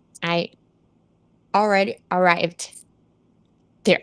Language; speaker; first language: English; non-native, learner; Portuguese